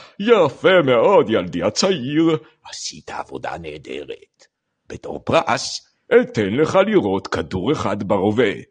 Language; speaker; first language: Hebrew; native; Hebrew